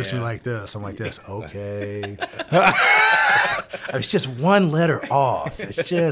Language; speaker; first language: English; native; English